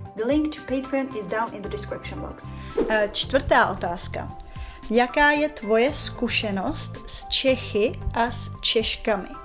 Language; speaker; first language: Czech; native; Czech